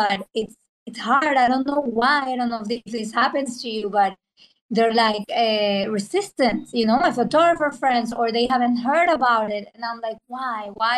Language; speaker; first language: English; non-native, fluent; Spanish